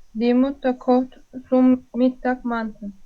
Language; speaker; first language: German; non-native, learner; Turkish